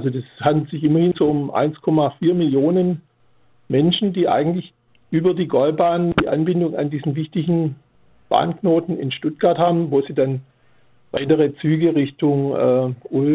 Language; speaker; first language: German; native; German